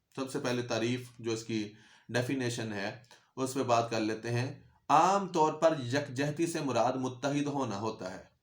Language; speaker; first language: Urdu; non-native, local second language; Punjabi